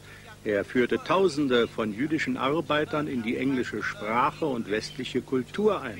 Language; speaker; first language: German; native; German